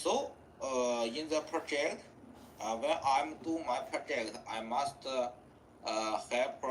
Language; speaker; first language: English; non-native, learner; Chinese